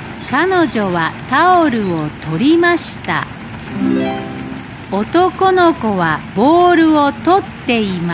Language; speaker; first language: Japanese; non-native, learner; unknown